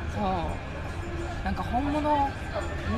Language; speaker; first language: Japanese; non-native, learner; Lithuanian